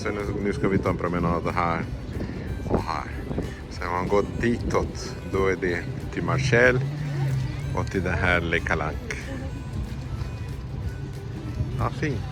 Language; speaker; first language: Swedish; non-native, fluent; Portuguese